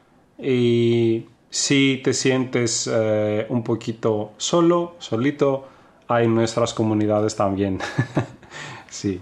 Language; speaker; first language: Spanish; non-native, fluent; Greek